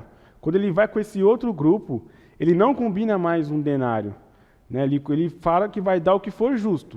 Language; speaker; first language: Portuguese; native; Portuguese